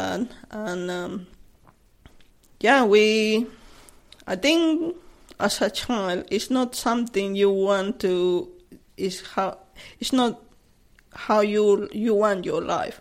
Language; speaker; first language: English; non-native, learner; Spanish